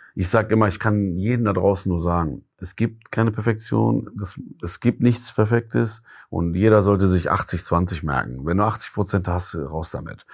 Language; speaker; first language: German; early bilingual, other home language; Persian